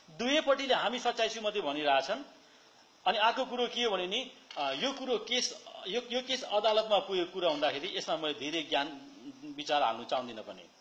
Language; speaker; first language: Nepali; early bilingual, heritage; Nepali